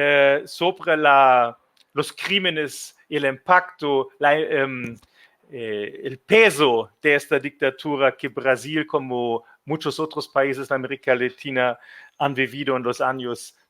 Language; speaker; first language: Spanish; non-native, fluent; German